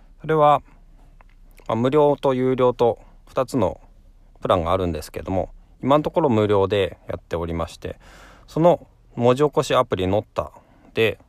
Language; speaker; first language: Japanese; native; Japanese